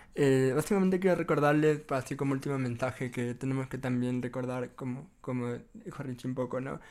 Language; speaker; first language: Spanish; native; Spanish